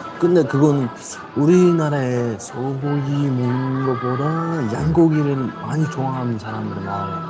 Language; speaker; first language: Korean; non-native, fluent; Uzbek